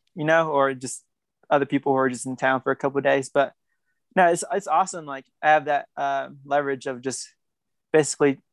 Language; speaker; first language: English; native; English